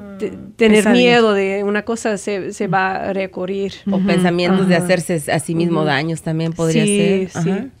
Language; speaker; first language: Spanish; non-native, fluent; English